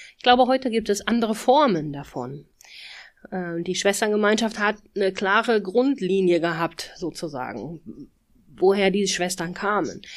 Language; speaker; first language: German; native; German